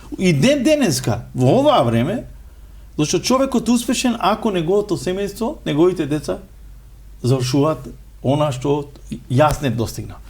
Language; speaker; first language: Macedonian; non-native, local second language; Romany